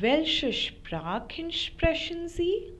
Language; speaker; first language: German; non-native, fluent; Hindi